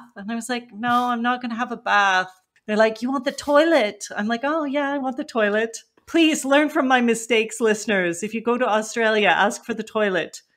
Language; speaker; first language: English; native; English